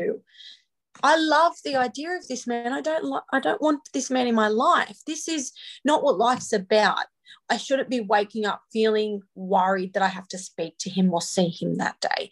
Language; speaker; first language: English; native; English